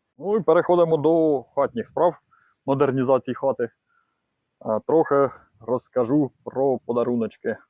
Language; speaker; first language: Ukrainian; native; Ukrainian